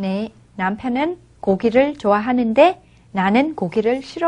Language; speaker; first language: Korean; non-native, fluent; Vietnamese